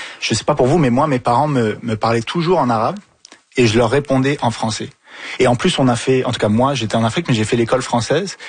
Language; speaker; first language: French; early bilingual, other home language; Arabic